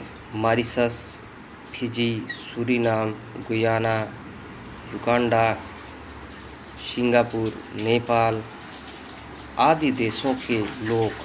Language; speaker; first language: Hindi; native; Hindi